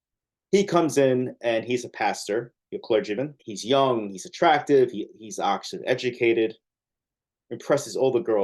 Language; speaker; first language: English; native; English